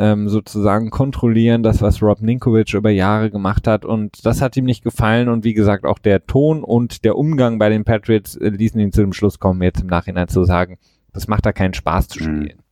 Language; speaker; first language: German; native; German